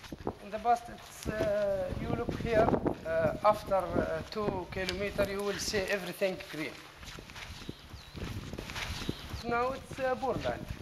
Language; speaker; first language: English; non-native, learner; Arabic